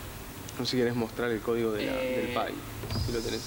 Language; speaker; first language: Spanish; native; Spanish